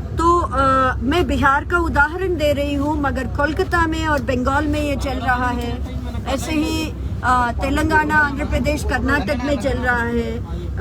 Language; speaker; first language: Hindi; non-native, local second language; Telugu